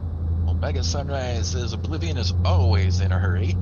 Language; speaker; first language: English; native; English